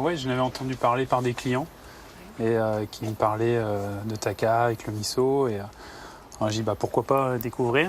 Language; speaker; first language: French; native; French